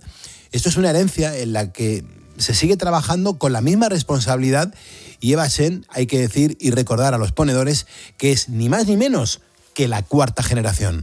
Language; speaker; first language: Spanish; native; Spanish